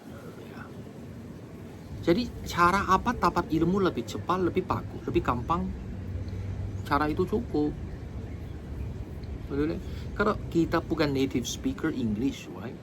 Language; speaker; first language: Indonesian; non-native, fluent; Chinese